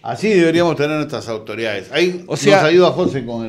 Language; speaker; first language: Spanish; native; Spanish